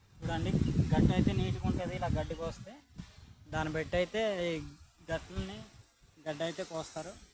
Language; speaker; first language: Telugu; non-native, local second language; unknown